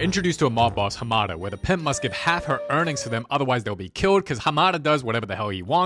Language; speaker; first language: English; native; English